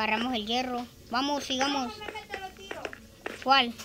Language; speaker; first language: Spanish; native; Spanish